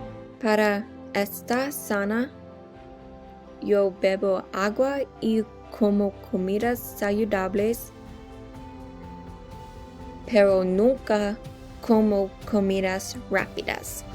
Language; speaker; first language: Spanish; non-native, learner; English